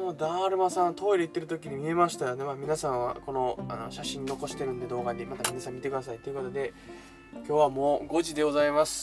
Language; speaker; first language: Japanese; native; Japanese